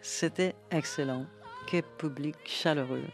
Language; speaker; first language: French; non-native, fluent; English